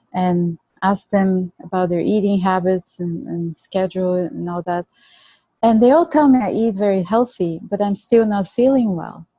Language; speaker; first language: English; non-native, fluent; Bulgarian